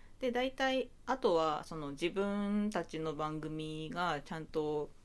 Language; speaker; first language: Japanese; native; Japanese